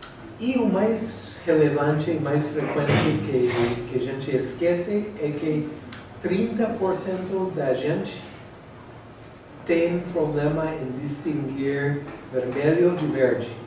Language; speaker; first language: Portuguese; non-native, fluent; English